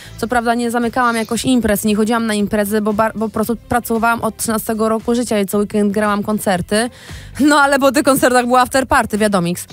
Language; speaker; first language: Polish; native; Polish